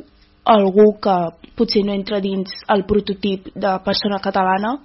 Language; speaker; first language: Catalan; early bilingual, other home language; Wolof